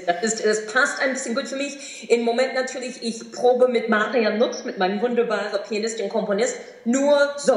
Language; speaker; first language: German; non-native, fluent; English